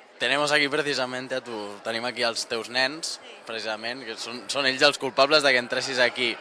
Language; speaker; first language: Catalan; native; Catalan